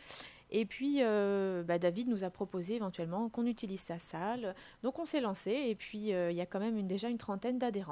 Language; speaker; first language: French; native; French